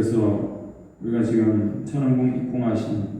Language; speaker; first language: Korean; native; Korean